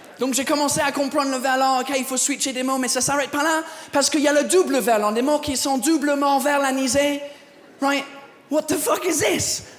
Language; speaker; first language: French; non-native, fluent; English